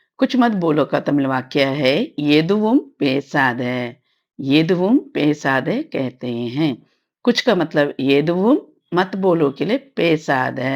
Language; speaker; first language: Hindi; non-native, local second language; Tamil